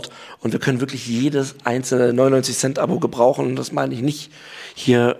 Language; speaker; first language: German; native; German